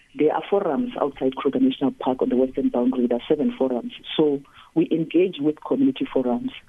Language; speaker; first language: English; non-native, local second language; Tsonga